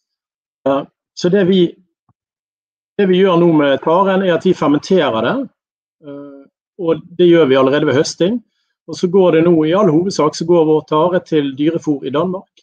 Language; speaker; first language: Norwegian; native; Norwegian